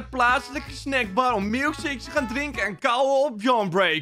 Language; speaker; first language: Dutch; native; Dutch